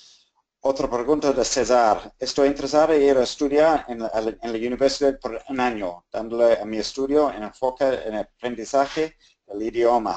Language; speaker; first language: Spanish; non-native, fluent; English